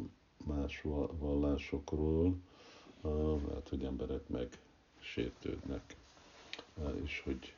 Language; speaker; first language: Hungarian; early bilingual, heritage; Hungarian